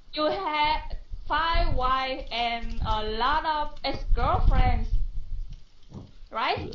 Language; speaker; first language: English; non-native, learner; Vietnamese